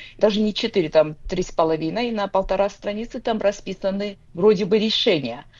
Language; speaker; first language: Russian; non-native, local second language; Georgian